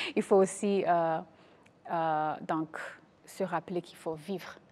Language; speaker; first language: French; non-native, local second language; Kinyarwanda